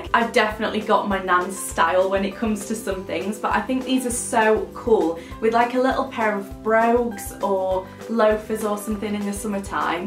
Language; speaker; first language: English; native; English